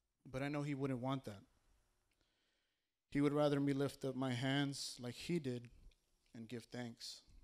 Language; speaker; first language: English; early bilingual, other home language; Spanish